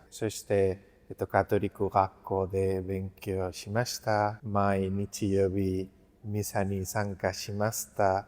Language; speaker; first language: Japanese; non-native, learner; Spanish